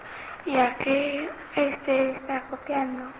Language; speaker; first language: Spanish; non-native, learner; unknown